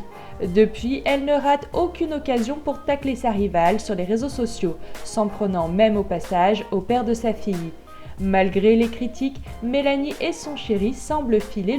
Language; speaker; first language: French; native; French